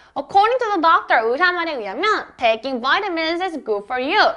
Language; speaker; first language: English; non-native, fluent; Korean